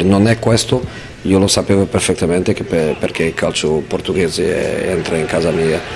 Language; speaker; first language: Italian; non-native, fluent; Portuguese